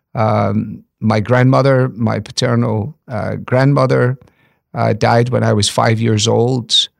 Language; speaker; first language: English; native; English